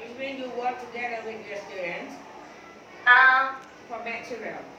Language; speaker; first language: English; non-native, learner; Thai